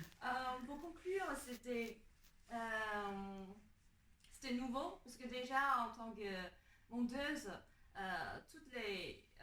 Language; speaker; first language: French; non-native, fluent; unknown